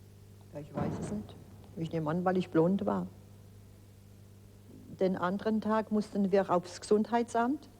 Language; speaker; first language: German; early bilingual, other home language; Polish